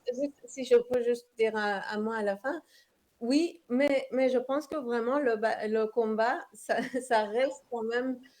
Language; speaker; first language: French; non-native, fluent; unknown